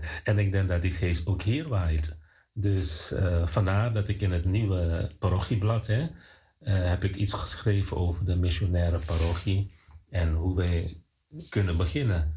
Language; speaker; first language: Dutch; non-native, fluent; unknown